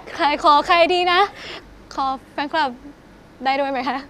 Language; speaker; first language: Thai; non-native, fluent; Japanese